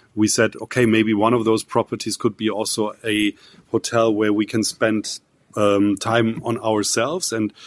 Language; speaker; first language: English; non-native, fluent; German